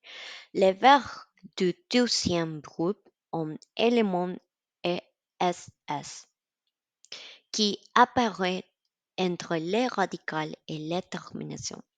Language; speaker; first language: French; non-native, learner; Spanish